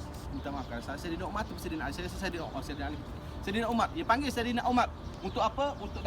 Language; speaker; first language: Malay; native; Malay